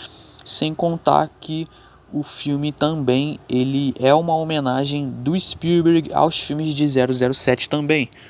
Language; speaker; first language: Portuguese; native; Portuguese